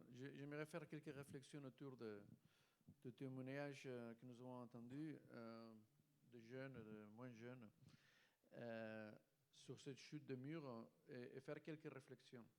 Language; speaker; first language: French; non-native, fluent; Spanish